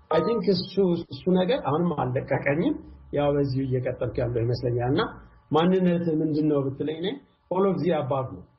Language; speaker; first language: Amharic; non-native, local second language; Tigrinya